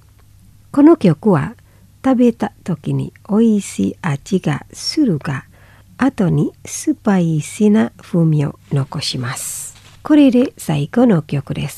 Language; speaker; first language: Japanese; non-native, fluent; Indonesian